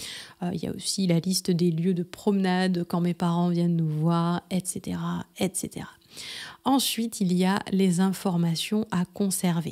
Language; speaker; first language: French; native; French